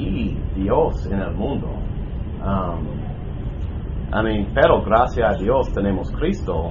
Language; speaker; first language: Spanish; non-native, learner; English